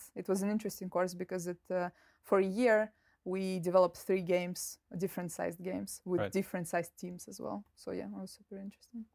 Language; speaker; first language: English; non-native, fluent; Russian